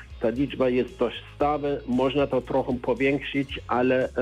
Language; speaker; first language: Polish; non-native, learner; German